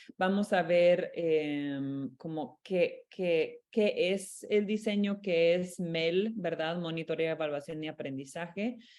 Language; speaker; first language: Spanish; non-native, fluent; Romanian